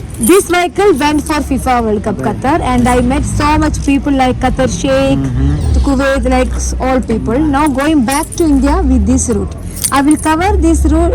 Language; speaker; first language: English; non-native, local second language; Malayalam